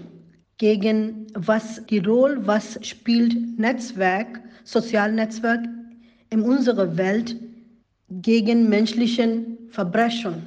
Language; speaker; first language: German; non-native, learner; Rohingya